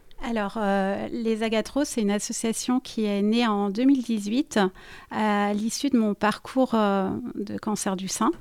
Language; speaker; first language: French; native; French